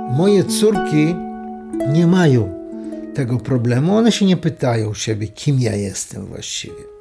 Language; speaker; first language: Polish; native; Polish